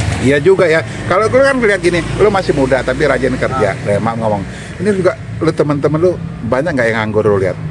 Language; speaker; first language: Indonesian; native; Indonesian